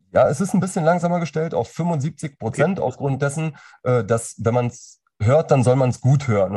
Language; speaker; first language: German; native; German